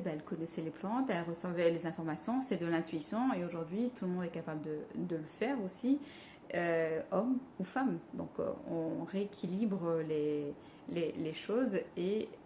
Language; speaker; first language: French; native; French